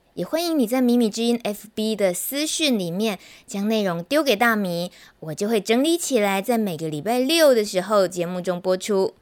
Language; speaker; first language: Chinese; native; Chinese